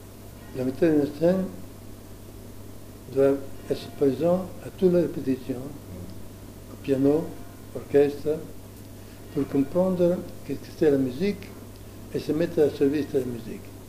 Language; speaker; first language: French; non-native, learner; Italian